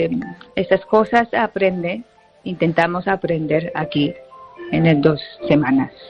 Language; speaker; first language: Spanish; non-native, fluent; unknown